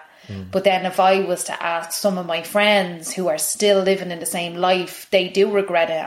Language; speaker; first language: English; native; English